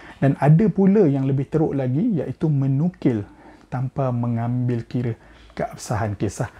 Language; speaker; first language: Malay; native; Malay